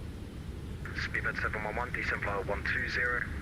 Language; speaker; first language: English; native; English